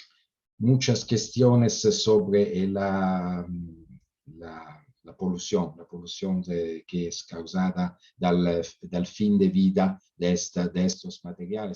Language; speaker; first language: Spanish; non-native, fluent; Italian